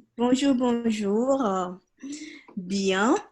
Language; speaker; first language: French; non-native, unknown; Portuguese